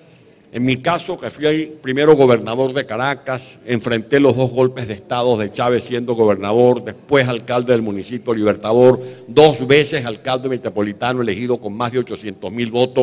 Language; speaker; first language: Spanish; native; Spanish